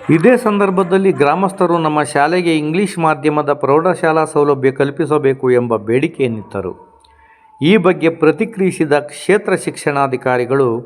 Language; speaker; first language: Kannada; native; Kannada